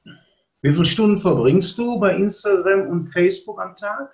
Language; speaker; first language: German; native; German